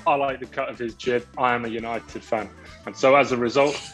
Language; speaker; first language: English; native; English